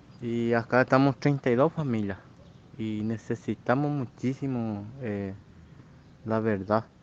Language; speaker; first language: Spanish; non-native, local second language; Guarani